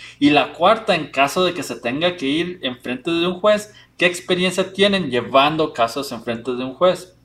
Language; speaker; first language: Spanish; early bilingual, heritage; Spanish